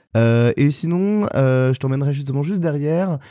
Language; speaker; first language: French; native; French